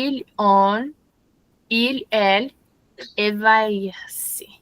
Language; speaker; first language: French; non-native, learner; Portuguese